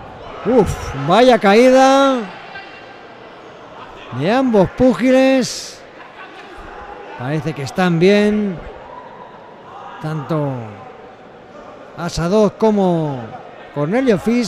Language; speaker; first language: Spanish; native; Spanish